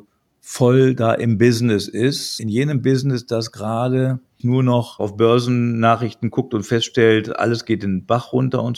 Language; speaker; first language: German; native; German